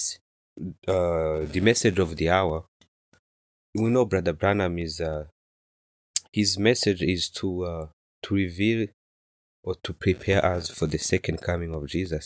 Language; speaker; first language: English; non-native, local second language; Kinyarwanda